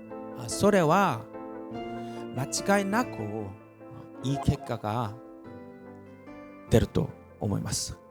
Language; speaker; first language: Japanese; non-native, learner; Korean